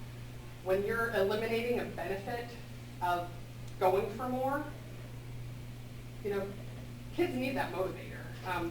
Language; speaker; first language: English; native; English